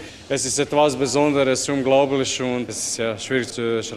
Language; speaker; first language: German; non-native, fluent; Croatian